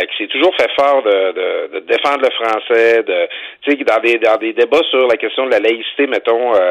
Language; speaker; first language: French; native; French